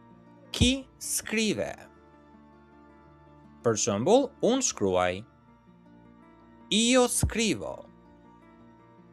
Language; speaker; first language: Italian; non-native, learner; Albanian